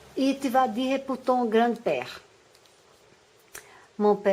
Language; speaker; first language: French; non-native, learner; Portuguese